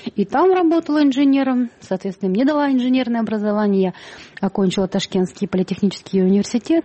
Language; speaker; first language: Russian; native; Russian